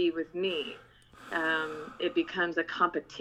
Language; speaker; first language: English; non-native, local second language; Filipino